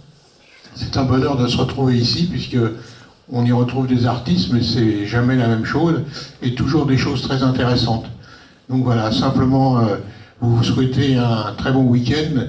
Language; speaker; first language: French; native; French